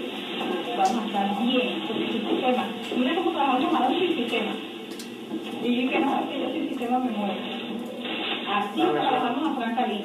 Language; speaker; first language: Spanish; native; Spanish